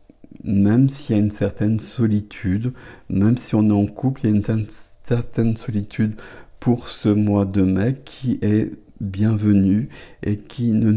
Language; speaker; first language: French; native; French